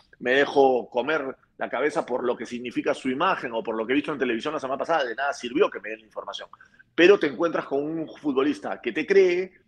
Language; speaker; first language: Spanish; native; Spanish